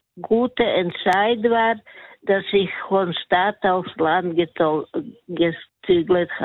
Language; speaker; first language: German; non-native, fluent; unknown